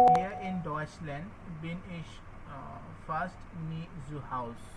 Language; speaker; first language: German; non-native, learner; Bangla